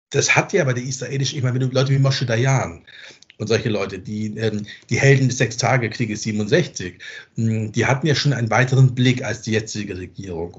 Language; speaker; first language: German; native; German